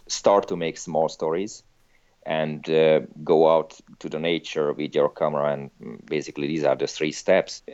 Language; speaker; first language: English; non-native, fluent; Hungarian